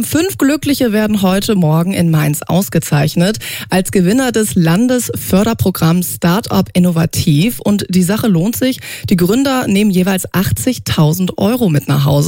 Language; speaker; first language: German; native; German